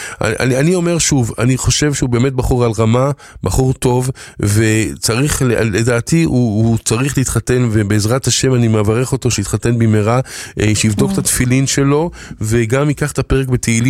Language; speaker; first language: Hebrew; native; Hebrew